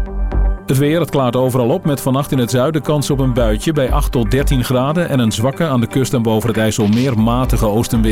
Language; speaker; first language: Dutch; native; Dutch